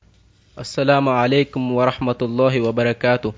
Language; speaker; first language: Arabic; non-native, fluent; Divehi